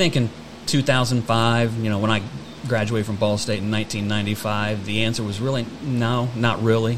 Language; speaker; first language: English; native; English